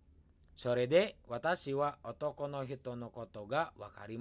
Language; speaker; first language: Japanese; non-native, fluent; Indonesian